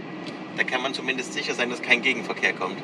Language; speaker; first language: German; native; German